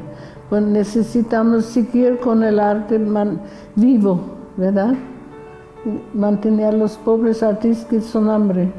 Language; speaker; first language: Spanish; non-native, learner; German